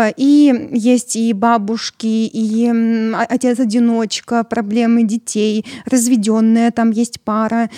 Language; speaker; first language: Russian; early bilingual, other home language; Georgian